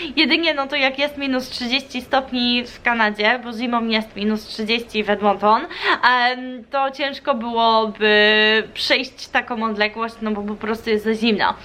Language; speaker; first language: Polish; early bilingual, heritage; Polish